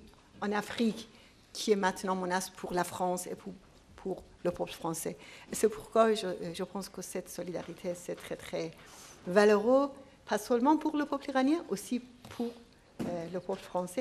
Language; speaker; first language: French; non-native, fluent; Persian